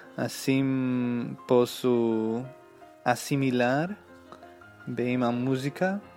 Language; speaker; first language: Portuguese; non-native, learner; Greek